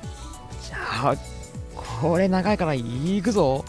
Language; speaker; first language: Japanese; native; Japanese